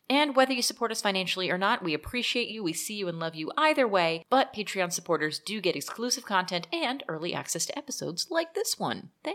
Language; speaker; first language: English; native; English